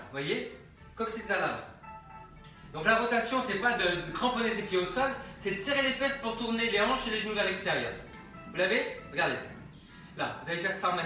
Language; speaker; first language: French; native; French